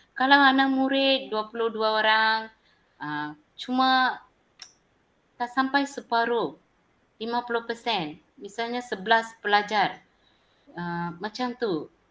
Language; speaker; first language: Malay; non-native, local second language; Tamil